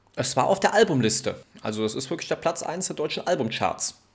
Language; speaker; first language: German; native; German